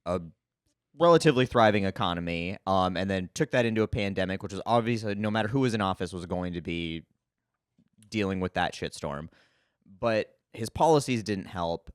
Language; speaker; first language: English; native; English